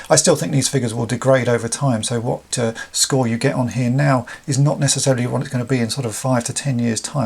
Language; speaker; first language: English; native; English